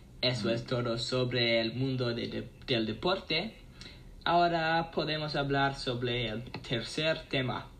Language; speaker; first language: Spanish; non-native, learner; English